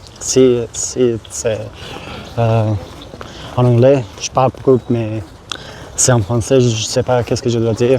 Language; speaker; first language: French; non-native, learner; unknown